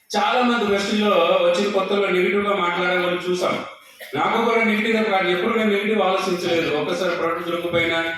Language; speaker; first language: Telugu; non-native, local second language; Odia